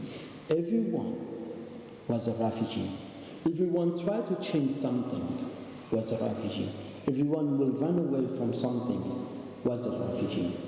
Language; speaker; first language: English; non-native, learner; Arabic